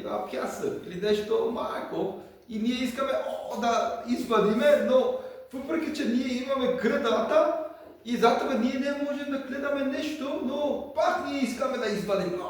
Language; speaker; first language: Bulgarian; non-native, learner; Korean